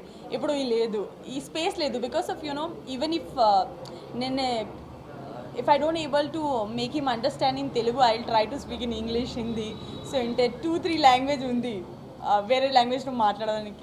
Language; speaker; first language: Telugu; non-native, local second language; Gujarati